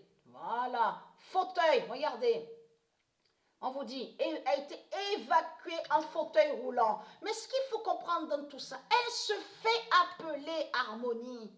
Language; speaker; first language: French; native; French